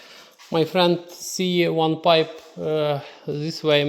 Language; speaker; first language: English; non-native, learner; Ukrainian